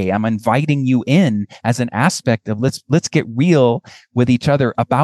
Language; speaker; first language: English; native; English